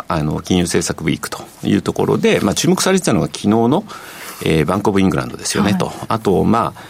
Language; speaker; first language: Japanese; native; Japanese